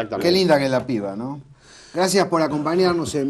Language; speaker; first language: Spanish; native; Spanish